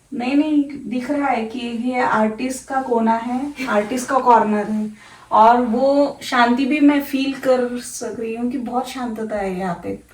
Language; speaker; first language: Hindi; non-native, local second language; Marathi